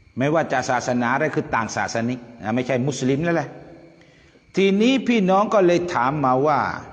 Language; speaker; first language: Thai; non-native, local second language; Pattani Malay